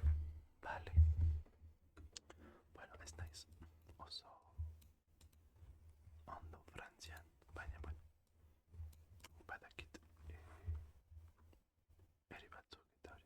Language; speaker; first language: Basque; non-native, learner; French